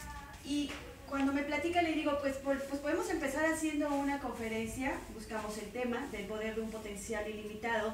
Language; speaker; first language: Spanish; native; Spanish